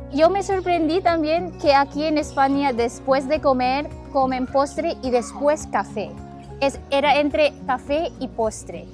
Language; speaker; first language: Spanish; non-native, fluent; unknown